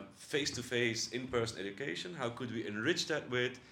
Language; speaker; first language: English; non-native, fluent; Dutch